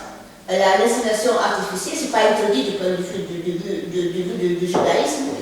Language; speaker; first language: French; non-native, fluent; Russian